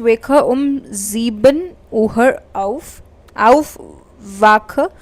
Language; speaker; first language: German; non-native, fluent; Hindi